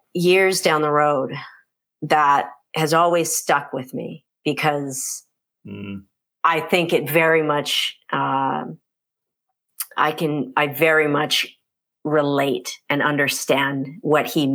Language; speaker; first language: English; native; English